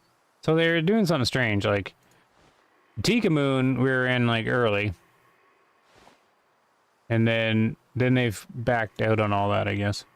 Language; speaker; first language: English; native; English